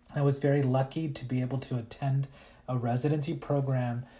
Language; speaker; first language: English; early bilingual, other home language; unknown